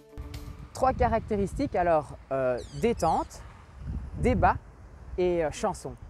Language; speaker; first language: French; native; French